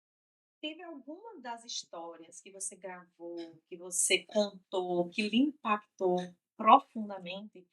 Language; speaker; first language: Portuguese; native; Portuguese